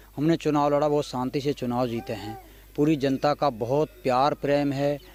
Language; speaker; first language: Hindi; native; Hindi